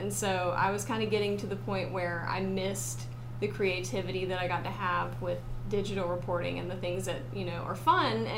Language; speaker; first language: English; native; English